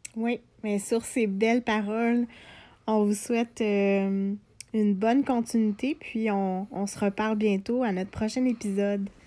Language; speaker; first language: French; native; French